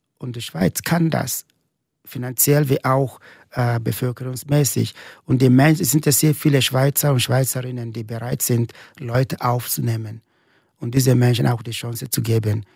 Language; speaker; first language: German; non-native, fluent; Igbo